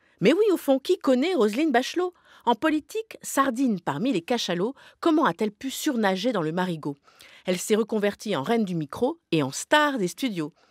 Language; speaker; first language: French; native; French